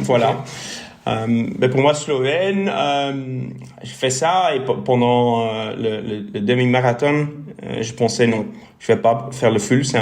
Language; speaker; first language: French; non-native, local second language; Dutch